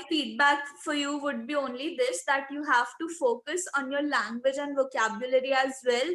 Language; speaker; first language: English; non-native, local second language; Hindi